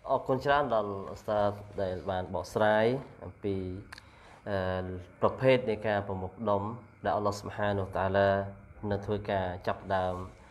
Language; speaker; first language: Khmer; non-native, local second language; Eastern Cham